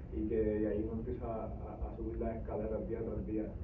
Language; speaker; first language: Spanish; native; Spanish